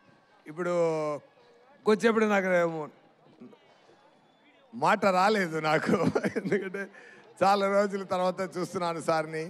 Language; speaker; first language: Telugu; non-native, fluent; Tamil